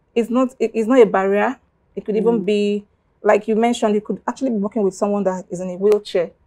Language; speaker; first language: English; non-native, local second language; Igbo